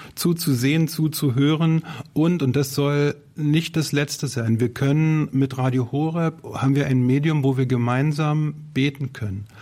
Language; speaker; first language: German; native; German